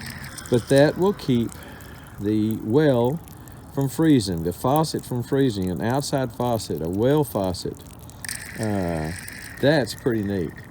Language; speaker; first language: English; native; English